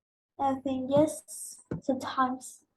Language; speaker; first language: English; non-native, learner; Vietnamese